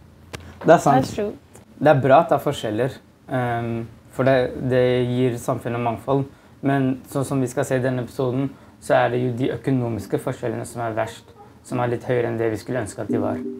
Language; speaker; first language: Norwegian; native; Norwegian